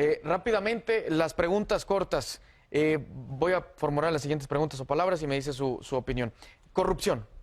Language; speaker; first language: Spanish; native; Spanish